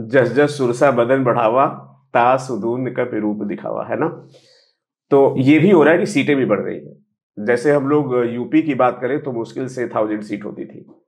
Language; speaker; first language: Hindi; native; Hindi